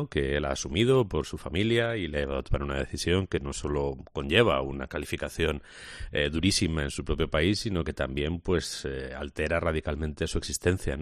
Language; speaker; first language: Spanish; native; Spanish